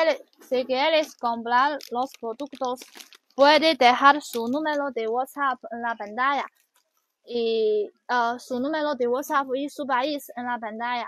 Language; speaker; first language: Spanish; non-native, learner; Chinese